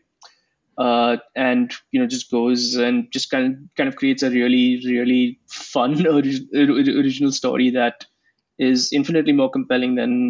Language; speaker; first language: English; non-native, local second language; Hindi